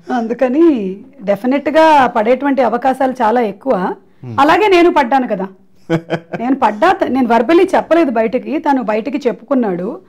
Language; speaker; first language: Telugu; non-native, local second language; Malayalam